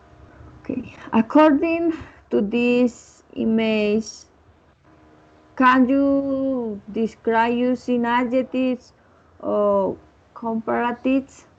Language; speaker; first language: English; non-native, learner; Spanish